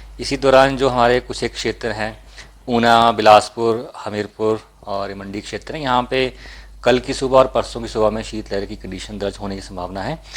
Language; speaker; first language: Hindi; native; Hindi